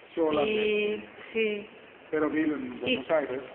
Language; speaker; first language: Spanish; non-native, learner; Dutch